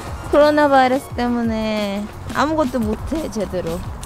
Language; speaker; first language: Korean; native; Korean